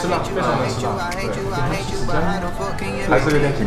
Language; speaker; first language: Chinese; native; Chinese